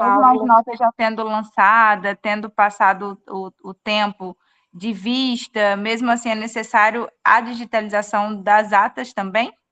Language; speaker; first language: Portuguese; native; Portuguese